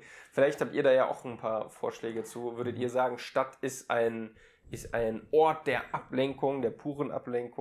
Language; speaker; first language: German; native; German